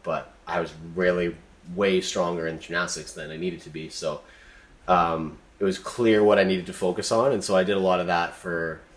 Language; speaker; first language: English; native; English